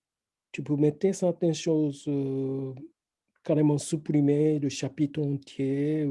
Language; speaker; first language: French; non-native, fluent; Japanese